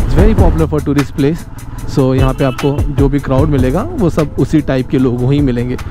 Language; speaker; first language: Hindi; non-native, local second language; Odia